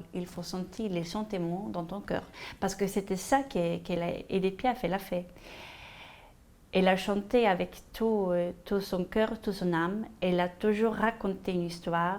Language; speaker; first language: French; non-native, fluent; Swedish